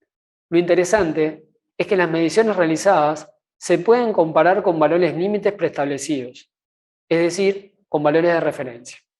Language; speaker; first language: Spanish; native; Spanish